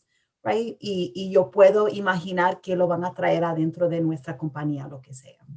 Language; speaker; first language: Spanish; early bilingual, heritage; English